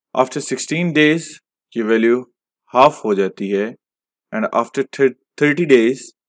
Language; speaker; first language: English; non-native, local second language; Hindi